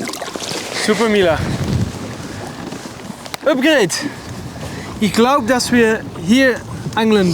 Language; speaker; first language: German; non-native, learner; Dutch